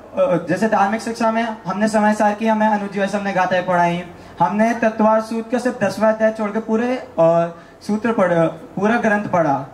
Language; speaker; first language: Hindi; native; Hindi